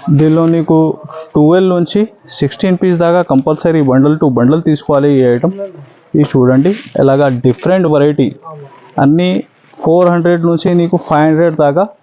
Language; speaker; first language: Telugu; non-native, local second language; Urdu